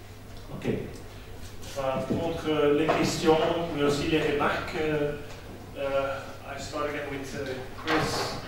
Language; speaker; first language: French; non-native, local second language; Dutch